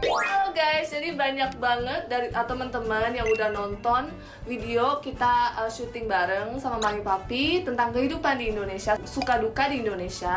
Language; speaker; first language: Indonesian; early bilingual, other home language; Korean